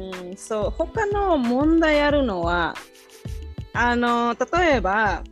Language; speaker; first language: Japanese; non-native, fluent; Spanish